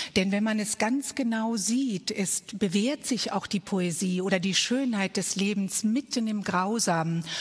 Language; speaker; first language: German; early bilingual, other home language; Croatian